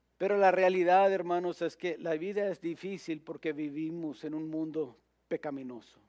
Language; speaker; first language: Spanish; early bilingual, heritage; Spanish